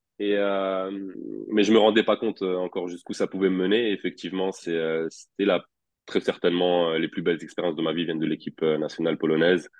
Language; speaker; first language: French; native; French